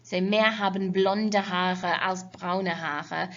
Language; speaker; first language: German; non-native, fluent; English